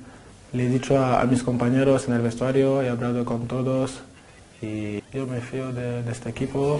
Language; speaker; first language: Spanish; non-native, fluent; French